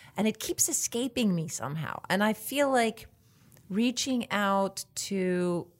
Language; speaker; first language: English; non-native, fluent; Swedish